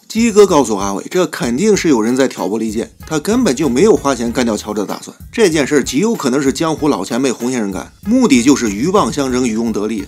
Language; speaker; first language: Chinese; native; Chinese